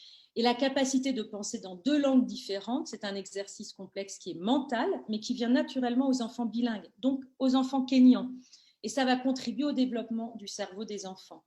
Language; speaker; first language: French; native; French